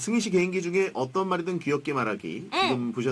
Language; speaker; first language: Korean; native; Korean